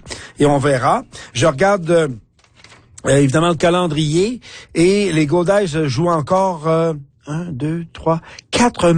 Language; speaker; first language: French; native; French